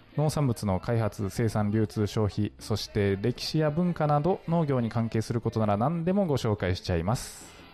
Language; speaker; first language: Japanese; native; Japanese